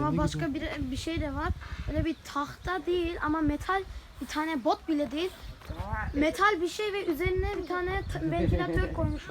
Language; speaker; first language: Turkish; early bilingual, heritage; Turkish